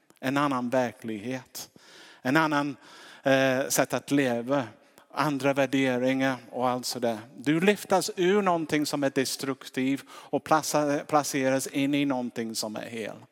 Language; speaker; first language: Swedish; non-native, fluent; English